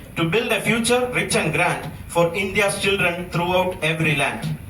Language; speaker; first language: English; non-native, local second language; Malayalam